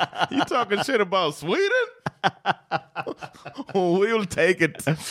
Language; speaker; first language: English; native; English